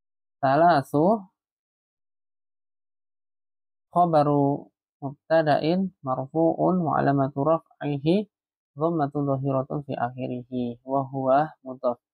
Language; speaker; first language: Arabic; non-native, fluent; Indonesian